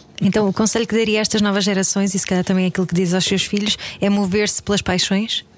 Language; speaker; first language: Portuguese; native; Portuguese